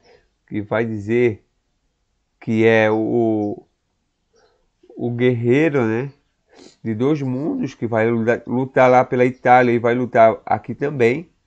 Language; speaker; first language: Portuguese; native; Portuguese